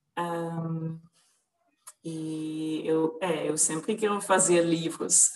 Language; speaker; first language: Portuguese; non-native, fluent; Dutch